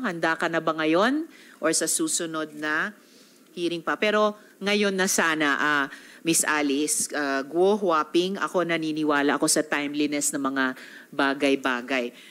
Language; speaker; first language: Filipino; native; Filipino